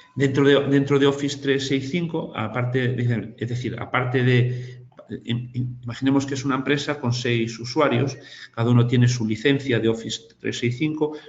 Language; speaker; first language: Spanish; native; Spanish